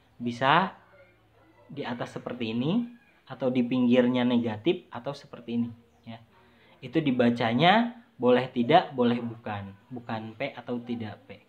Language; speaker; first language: Indonesian; native; Indonesian